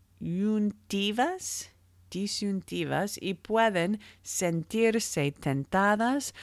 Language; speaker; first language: Spanish; non-native, learner; English